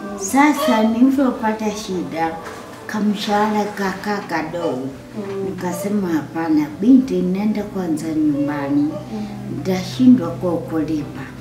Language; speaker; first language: Swahili; native; Swahili